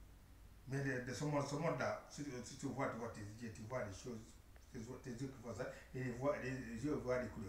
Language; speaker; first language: French; non-native, learner; Arabic